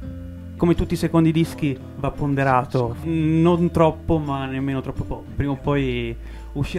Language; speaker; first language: Italian; native; Italian